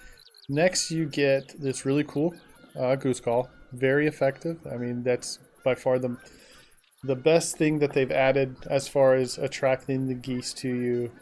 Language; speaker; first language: English; native; English